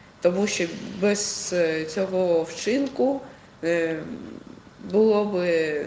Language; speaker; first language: Ukrainian; non-native, local second language; Russian